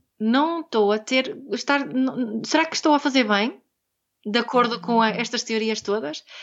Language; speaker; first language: Portuguese; non-native, fluent; Swedish